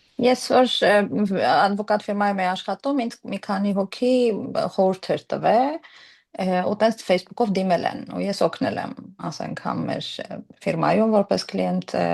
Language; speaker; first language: Armenian; early bilingual, heritage; Armenian